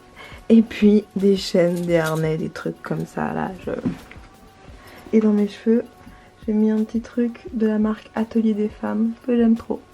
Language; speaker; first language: French; native; French